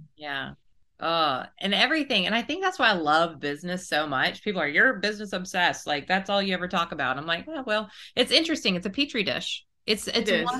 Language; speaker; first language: English; early bilingual, other home language; Italian